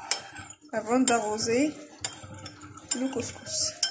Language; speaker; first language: French; non-native, local second language; Arabic